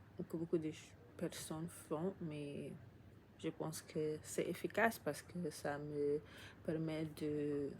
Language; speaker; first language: French; non-native, learner; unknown